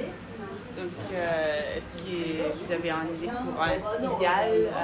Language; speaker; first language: French; non-native, fluent; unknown